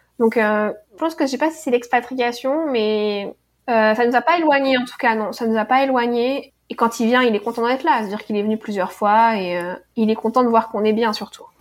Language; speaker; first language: French; native; French